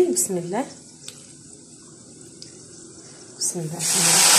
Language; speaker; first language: Arabic; native; Arabic